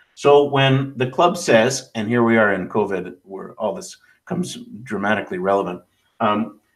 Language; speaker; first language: English; native; English